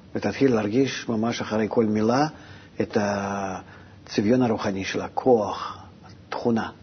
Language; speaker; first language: Hebrew; non-native, fluent; Russian